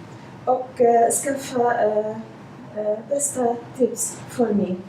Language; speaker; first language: Swedish; non-native, learner; Arabic